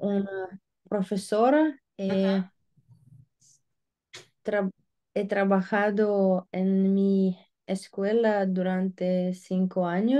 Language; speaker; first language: Spanish; non-native, learner; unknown